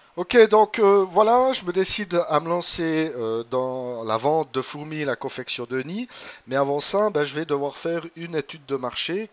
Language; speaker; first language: French; native; French